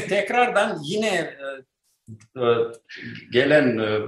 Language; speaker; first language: Turkish; non-native, learner; Albanian